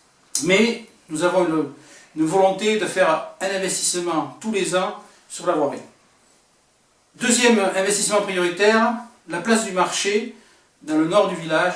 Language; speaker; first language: French; native; French